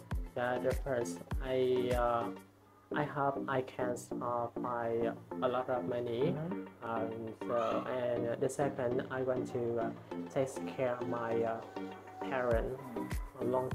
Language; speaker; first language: English; non-native, learner; Vietnamese